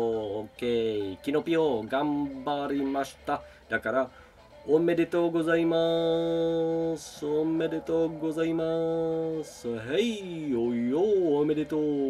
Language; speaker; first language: Japanese; non-native, learner; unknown